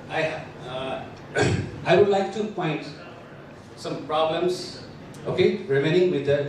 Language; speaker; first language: English; non-native, local second language; Nepali